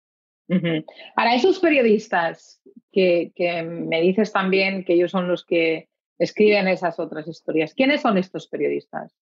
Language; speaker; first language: Spanish; native; Spanish